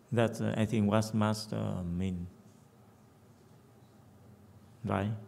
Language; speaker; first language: English; non-native, fluent; Vietnamese